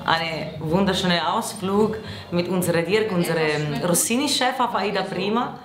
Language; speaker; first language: German; non-native, learner; Italian